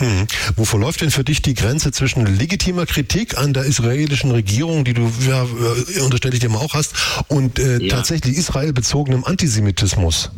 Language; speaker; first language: German; native; German